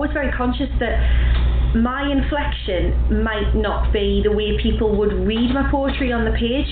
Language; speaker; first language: English; native; English